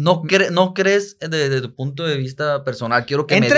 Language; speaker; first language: Spanish; native; Spanish